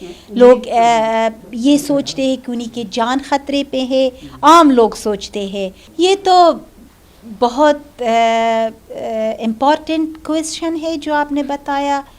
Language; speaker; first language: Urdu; non-native, fluent; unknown